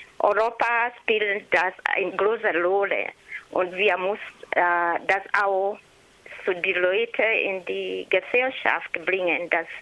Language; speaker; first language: German; non-native, learner; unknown